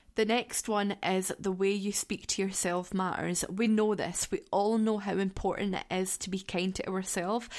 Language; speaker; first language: English; native; English